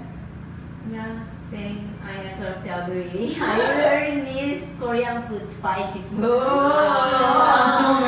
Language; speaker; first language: English; non-native, learner; Korean